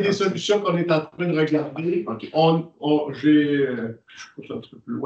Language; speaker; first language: French; native; French